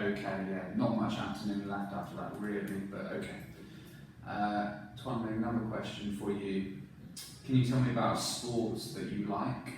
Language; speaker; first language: English; non-native, fluent; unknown